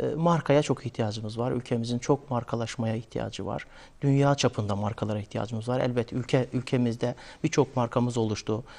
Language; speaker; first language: Turkish; native; Turkish